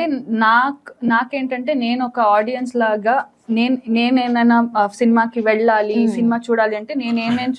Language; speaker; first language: Telugu; non-native, learner; Kannada